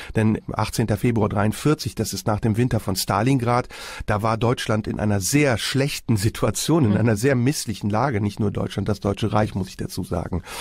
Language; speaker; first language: German; early bilingual, other home language; Turkish